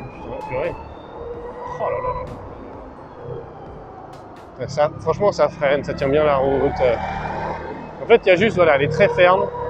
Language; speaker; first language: French; native; French